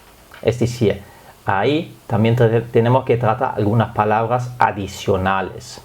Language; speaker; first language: Spanish; non-native, fluent; German